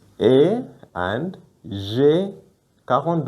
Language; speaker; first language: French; non-native, fluent; Ganda